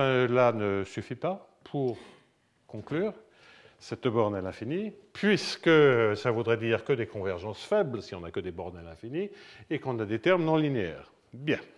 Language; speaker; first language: French; native; French